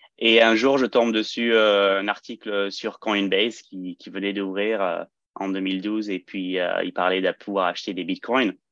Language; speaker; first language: French; early bilingual, heritage; French